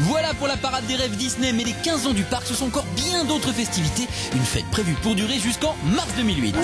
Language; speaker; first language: French; native; French